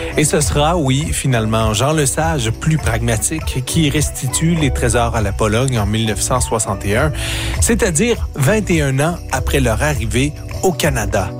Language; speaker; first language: French; native; French